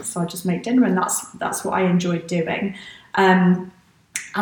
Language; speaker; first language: English; native; English